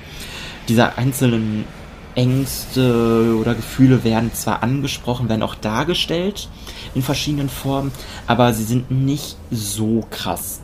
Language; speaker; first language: German; native; German